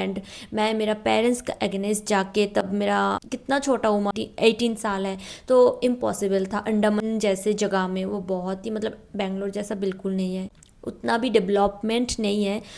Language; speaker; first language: Hindi; non-native, local second language; Bangla